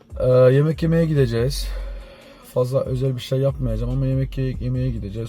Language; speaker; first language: Turkish; early bilingual, heritage; Turkish